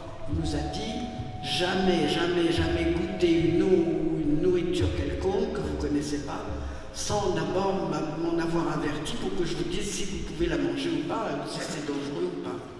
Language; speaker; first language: French; native; French